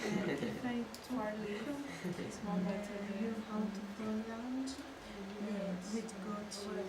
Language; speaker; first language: English; non-native, learner; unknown